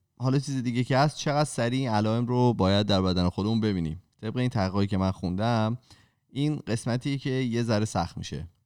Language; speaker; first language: Persian; native; Persian